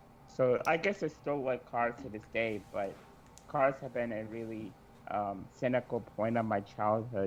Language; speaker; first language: English; native; English